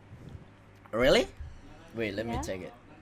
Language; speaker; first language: English; non-native, fluent; Indonesian